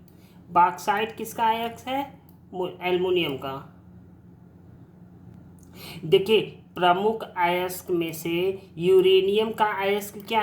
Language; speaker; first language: Hindi; native; Hindi